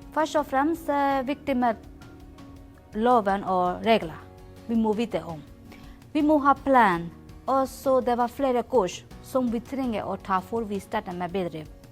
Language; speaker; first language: Norwegian; non-native, learner; Burmese